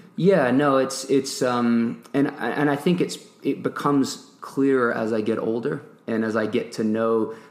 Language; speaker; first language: English; early bilingual, other home language; French